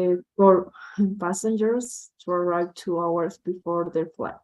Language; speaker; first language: English; non-native, learner; Spanish